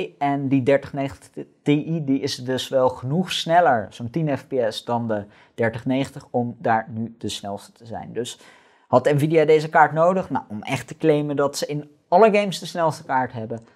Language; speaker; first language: Dutch; native; Dutch